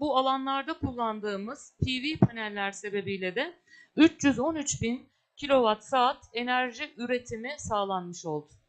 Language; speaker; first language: Turkish; native; Turkish